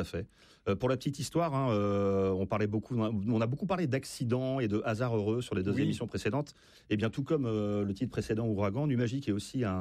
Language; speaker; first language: French; native; French